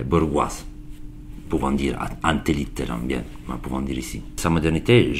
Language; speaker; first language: French; non-native, learner; Italian